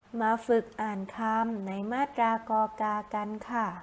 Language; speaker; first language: Thai; native; Thai